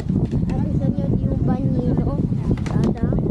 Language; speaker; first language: Italian; early bilingual, other home language; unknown